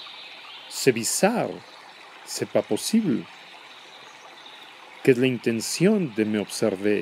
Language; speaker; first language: French; non-native, learner; Spanish